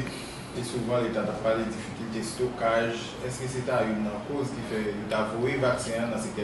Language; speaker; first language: French; non-native, local second language; Haitian Creole